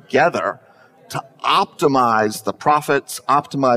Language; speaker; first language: English; native; English